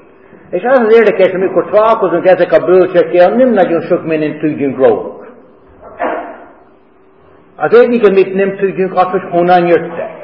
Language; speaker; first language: Hungarian; non-native, fluent; English